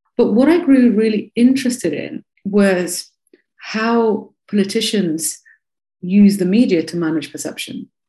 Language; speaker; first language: English; non-native, fluent; Russian